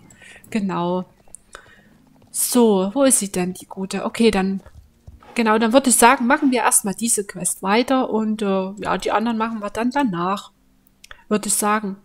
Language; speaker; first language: German; native; German